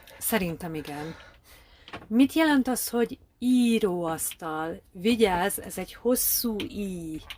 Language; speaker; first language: Hungarian; native; Hungarian